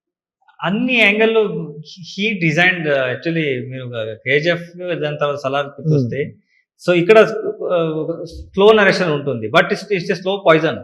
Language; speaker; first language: Telugu; non-native, learner; Kannada